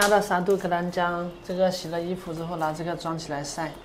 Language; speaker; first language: Chinese; native; Chinese